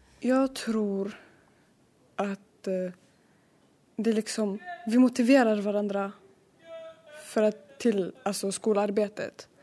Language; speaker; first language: Swedish; early bilingual, other home language; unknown